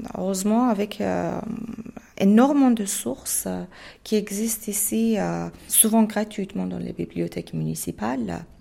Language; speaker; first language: French; non-native, fluent; Persian